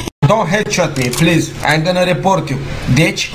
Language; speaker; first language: English; non-native, fluent; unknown